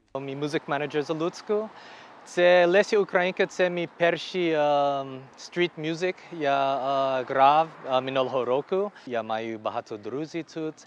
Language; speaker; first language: Ukrainian; non-native, learner; English